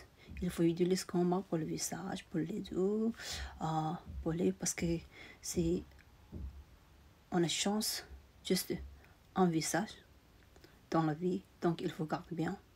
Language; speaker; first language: French; non-native, learner; Tibetan